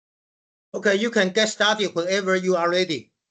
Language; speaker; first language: English; non-native, fluent; Chinese